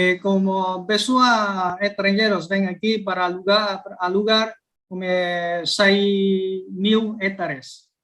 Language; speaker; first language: Portuguese; non-native, learner; Vietnamese